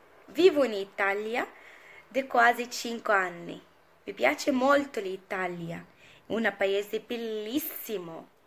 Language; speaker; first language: Italian; non-native, learner; Arabic